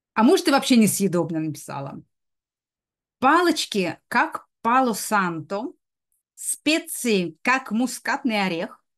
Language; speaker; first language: Russian; native; Russian